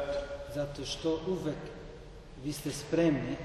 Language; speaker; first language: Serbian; non-native, learner; Arabic